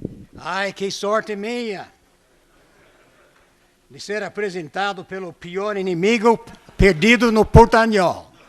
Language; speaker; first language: Portuguese; non-native, fluent; English